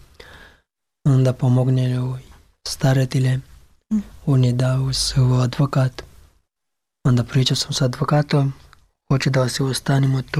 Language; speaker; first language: Serbian; non-native, learner; Pashto